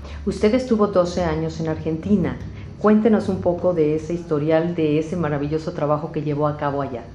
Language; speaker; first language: Spanish; native; Spanish